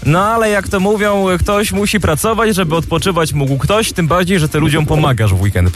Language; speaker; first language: Polish; native; Polish